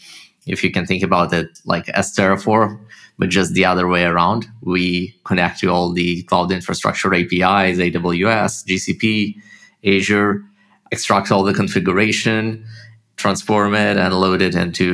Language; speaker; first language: English; non-native, fluent; Russian